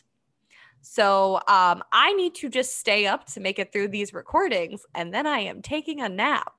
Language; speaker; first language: English; native; English